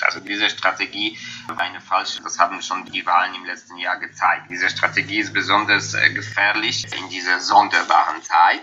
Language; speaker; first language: German; non-native, fluent; Polish